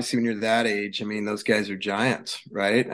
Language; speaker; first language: English; native; English